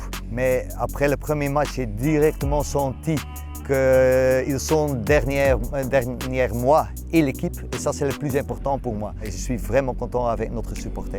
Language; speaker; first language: French; non-native, local second language; Dutch